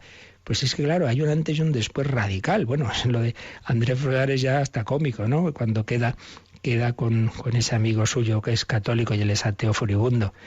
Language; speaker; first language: Spanish; native; Spanish